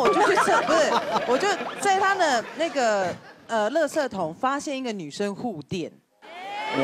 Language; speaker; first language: Chinese; native; Chinese